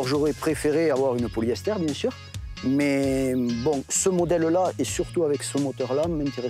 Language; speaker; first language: French; native; French